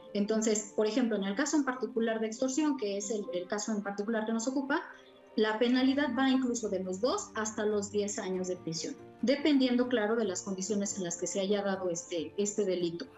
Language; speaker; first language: Spanish; native; Spanish